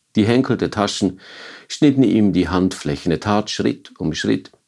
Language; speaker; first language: German; native; German